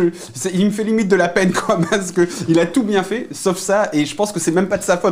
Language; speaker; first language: French; native; French